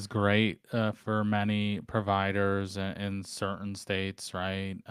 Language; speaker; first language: English; native; English